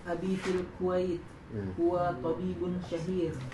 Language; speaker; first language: Arabic; non-native, learner; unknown